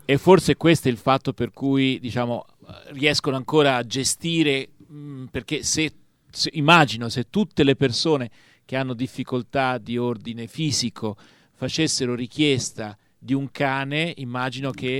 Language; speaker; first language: Italian; native; Italian